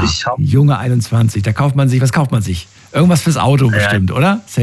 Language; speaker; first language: German; native; German